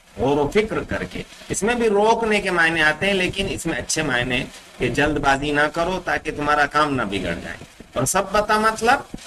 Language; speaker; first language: Urdu; native; Urdu